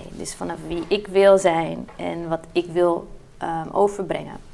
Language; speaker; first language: Dutch; non-native, fluent; Portuguese